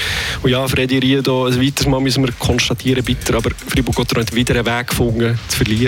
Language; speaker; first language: German; native; German